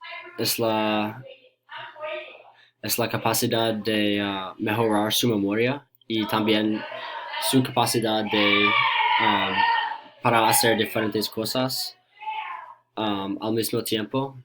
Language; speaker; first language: Spanish; non-native, learner; English